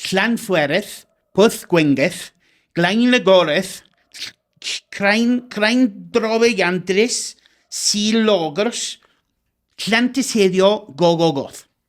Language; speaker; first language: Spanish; non-native, fluent; English